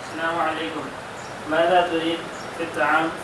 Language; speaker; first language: Arabic; non-native, learner; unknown